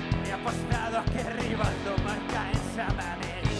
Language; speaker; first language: Spanish; native; Spanish